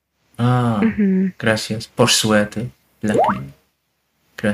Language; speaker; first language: Spanish; non-native, learner; German